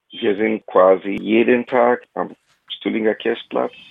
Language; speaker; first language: German; non-native, fluent; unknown